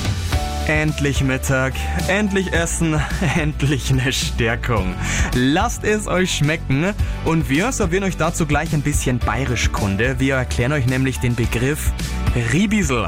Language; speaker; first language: German; native; German